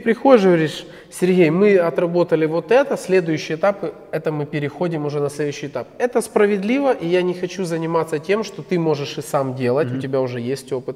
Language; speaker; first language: Russian; native; Russian